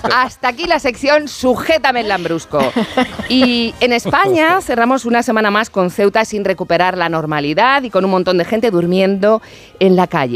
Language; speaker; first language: Spanish; native; Spanish